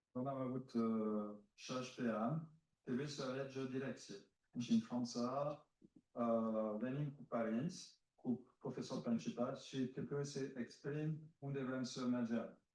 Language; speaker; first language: Romanian; early bilingual, other home language; French